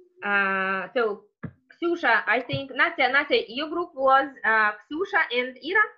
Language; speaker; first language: English; non-native, fluent; Russian